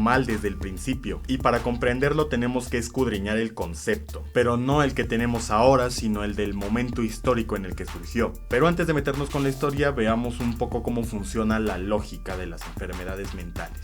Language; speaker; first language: Spanish; native; Spanish